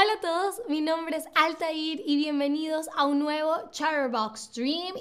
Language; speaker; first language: Spanish; native; Spanish